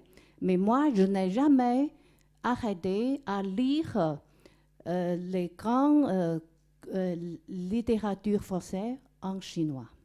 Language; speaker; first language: French; non-native, fluent; Chinese